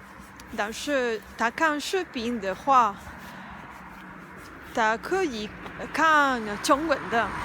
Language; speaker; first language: Chinese; non-native, learner; Spanish